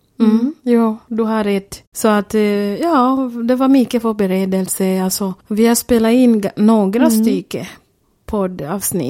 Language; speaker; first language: Swedish; non-native, fluent; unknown